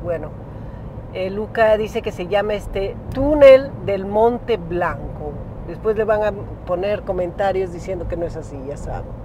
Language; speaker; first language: Spanish; native; Spanish